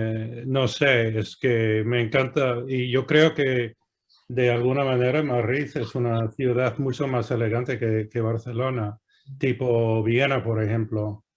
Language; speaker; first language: Spanish; non-native, fluent; English